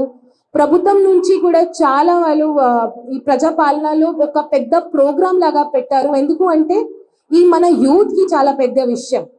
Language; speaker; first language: Telugu; non-native, fluent; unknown